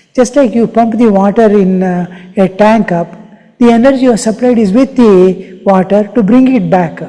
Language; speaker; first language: English; non-native, local second language; Kannada